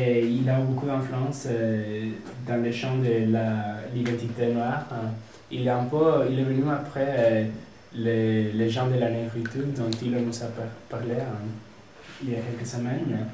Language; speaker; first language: French; non-native, fluent; Spanish